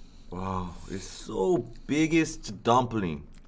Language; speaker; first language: English; non-native, learner; Korean